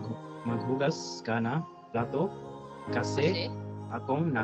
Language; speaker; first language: Filipino; non-native, learner; Bangla